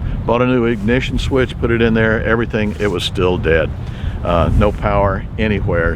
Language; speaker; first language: English; native; English